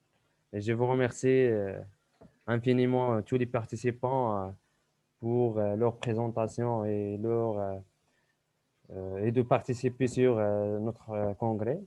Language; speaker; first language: French; non-native, local second language; Arabic